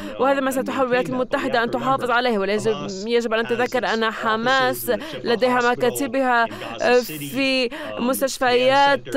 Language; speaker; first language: Arabic; non-native, fluent; English